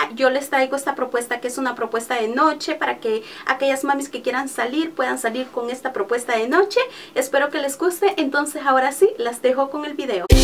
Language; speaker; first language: Spanish; native; Spanish